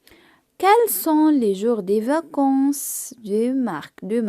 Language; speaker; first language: French; non-native, fluent; Arabic